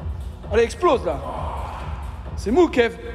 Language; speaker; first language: French; native; French